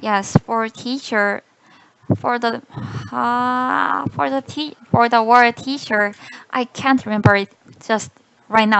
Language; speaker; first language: English; non-native, learner; Korean